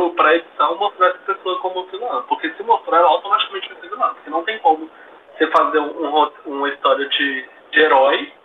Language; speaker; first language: Portuguese; native; Portuguese